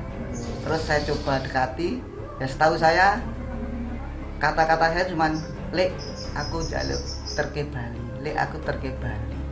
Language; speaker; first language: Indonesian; non-native, local second language; Javanese